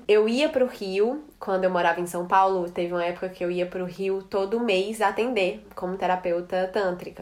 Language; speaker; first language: Portuguese; native; Portuguese